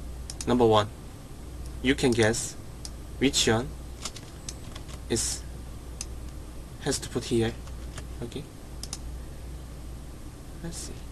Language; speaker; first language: English; non-native, learner; Korean